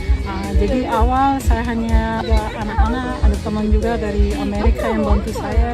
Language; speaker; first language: Indonesian; non-native, fluent; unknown